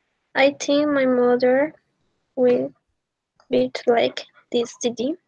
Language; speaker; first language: English; non-native, learner; Spanish